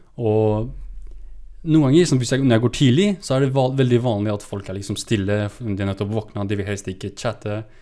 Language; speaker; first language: Norwegian; early bilingual, other home language; Kurdish